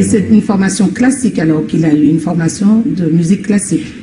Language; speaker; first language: French; native; French